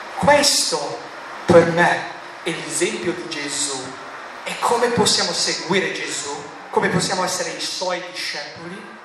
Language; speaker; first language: Italian; non-native, fluent; English